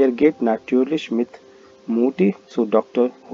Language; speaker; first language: German; non-native, fluent; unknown